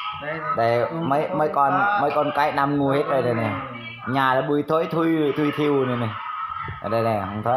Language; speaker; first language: Vietnamese; non-native, local second language; Jarai